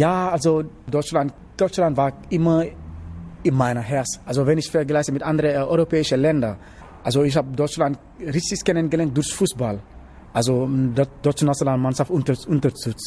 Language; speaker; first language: German; non-native, learner; Wolof